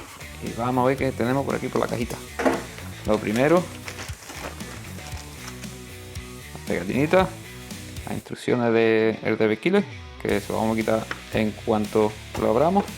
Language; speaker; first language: Spanish; native; Spanish